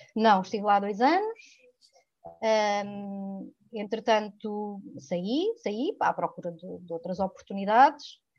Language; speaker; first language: Portuguese; early bilingual, other home language; French